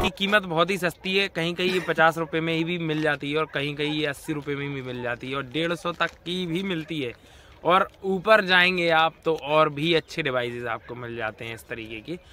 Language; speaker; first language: Hindi; native; Hindi